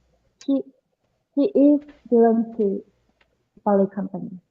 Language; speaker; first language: English; non-native, learner; Japanese